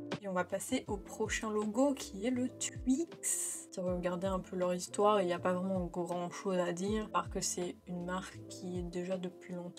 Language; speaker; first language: French; native; French